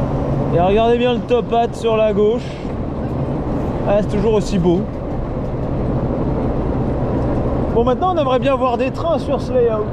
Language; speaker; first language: French; native; French